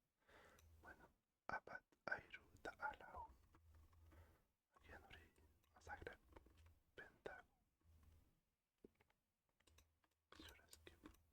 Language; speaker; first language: Basque; non-native, learner; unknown